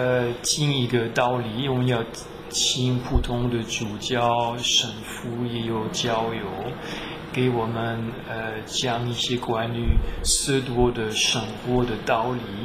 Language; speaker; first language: Chinese; non-native, fluent; French